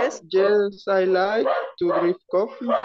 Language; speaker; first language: English; non-native, learner; Spanish